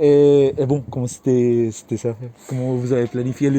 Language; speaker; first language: French; non-native, fluent; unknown